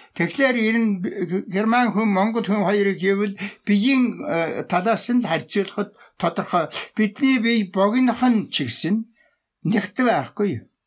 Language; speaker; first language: Mongolian; non-native, local second language; Tuvinian